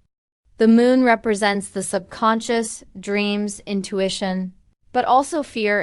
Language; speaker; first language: English; native; English